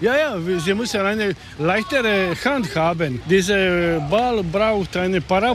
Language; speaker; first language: German; non-native, learner; Croatian